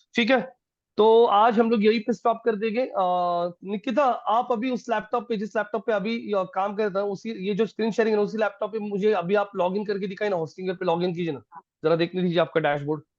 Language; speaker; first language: Hindi; non-native, local second language; Marathi